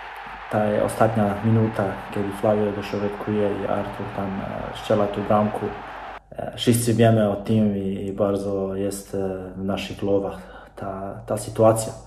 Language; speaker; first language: Polish; non-native, learner; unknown